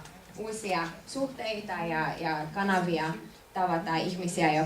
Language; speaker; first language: Finnish; non-native, fluent; French